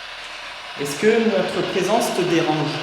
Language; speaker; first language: French; native; French